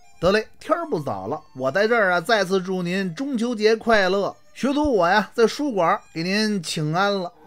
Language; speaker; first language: Chinese; native; Chinese